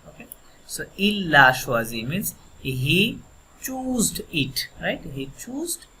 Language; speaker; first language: French; non-native, fluent; Bangla